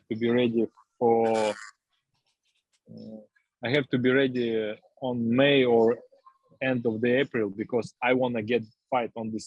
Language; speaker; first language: English; non-native, learner; Russian